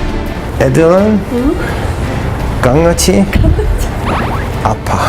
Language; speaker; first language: Korean; non-native, learner; English